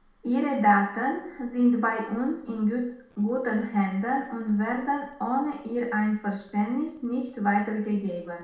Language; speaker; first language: German; non-native, learner; Romanian